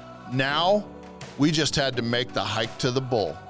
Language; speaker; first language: English; native; English